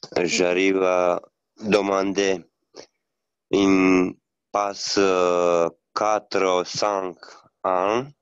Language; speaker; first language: French; non-native, learner; Italian